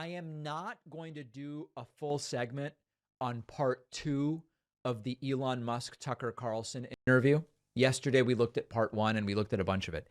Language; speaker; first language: English; native; English